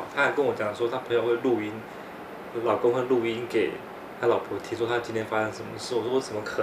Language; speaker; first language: Chinese; native; Chinese